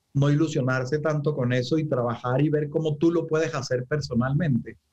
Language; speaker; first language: Spanish; native; Spanish